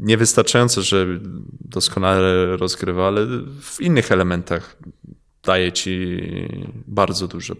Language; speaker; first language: Polish; early bilingual, heritage; Polish